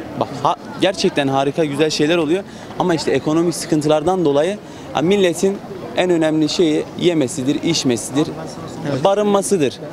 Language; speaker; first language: Turkish; native; Turkish